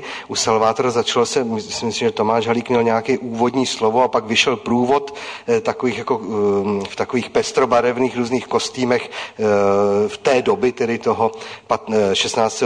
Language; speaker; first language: Czech; native; Czech